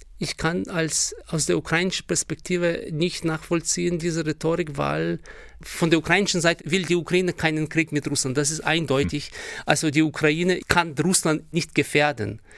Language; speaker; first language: German; non-native, fluent; Ukrainian